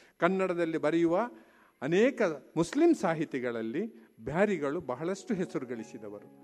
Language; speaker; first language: Kannada; non-native, local second language; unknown